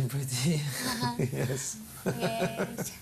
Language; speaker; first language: English; non-native, learner; French